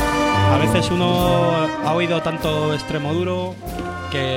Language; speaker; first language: Spanish; native; Spanish